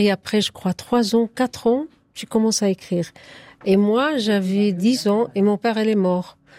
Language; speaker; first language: French; non-native, fluent; Arabic